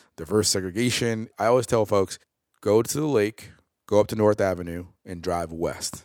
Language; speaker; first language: English; native; English